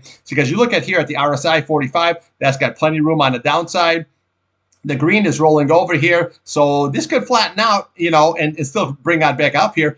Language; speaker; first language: English; native; English